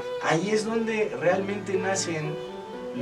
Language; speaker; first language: Spanish; native; Spanish